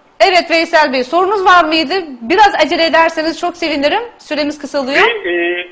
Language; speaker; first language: Turkish; native; Turkish